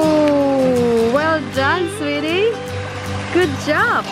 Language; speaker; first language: English; non-native, fluent; Indonesian